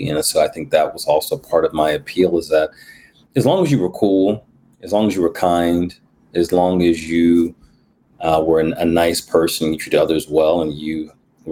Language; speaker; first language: English; native; English